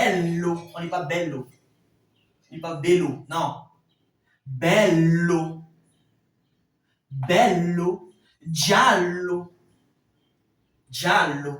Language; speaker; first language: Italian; non-native, fluent; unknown